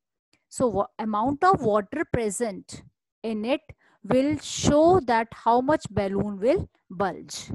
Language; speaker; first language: English; non-native, local second language; Hindi